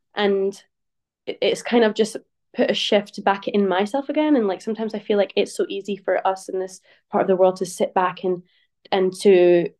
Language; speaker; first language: English; native; English